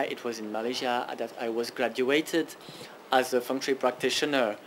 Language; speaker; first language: English; non-native, fluent; French